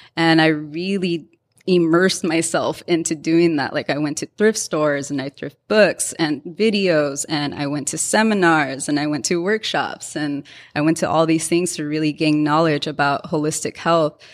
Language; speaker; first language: English; early bilingual, other home language; Spanish